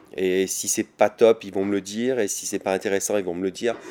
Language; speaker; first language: French; native; French